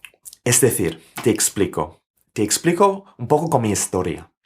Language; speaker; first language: Spanish; non-native, fluent; English